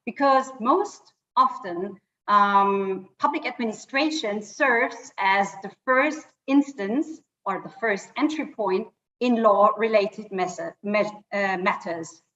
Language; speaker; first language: English; non-native, fluent; German